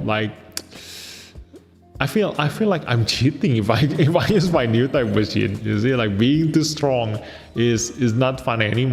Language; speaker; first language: English; non-native, fluent; Indonesian